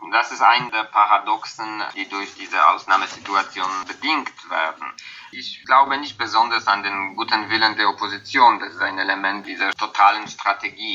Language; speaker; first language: German; non-native, fluent; Polish